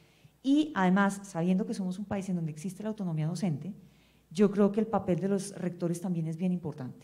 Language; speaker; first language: Spanish; native; Spanish